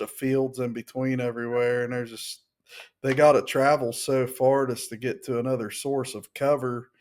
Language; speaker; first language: English; native; English